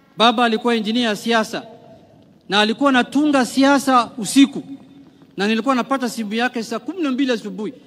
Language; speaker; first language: Swahili; non-native, local second language; Somali